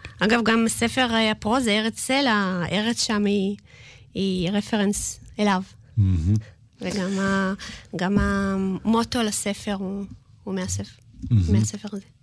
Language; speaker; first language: Hebrew; early bilingual, other home language; Russian